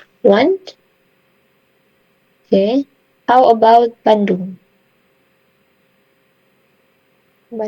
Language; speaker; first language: English; non-native, learner; Indonesian